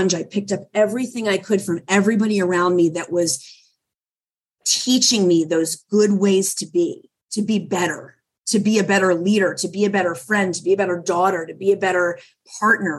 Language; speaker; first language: English; native; English